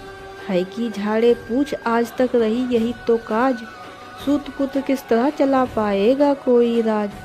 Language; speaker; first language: Hindi; native; Hindi